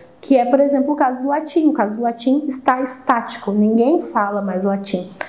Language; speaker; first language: Portuguese; native; Portuguese